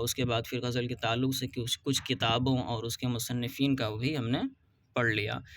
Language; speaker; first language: Urdu; native; Urdu